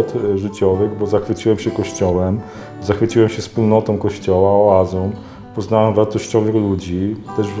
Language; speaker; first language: Polish; native; Polish